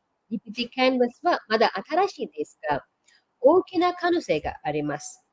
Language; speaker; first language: Japanese; non-native, fluent; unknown